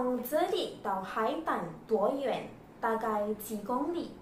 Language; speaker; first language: Chinese; non-native, learner; Malay